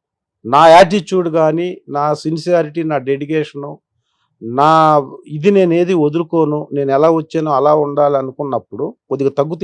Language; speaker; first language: Telugu; native; Telugu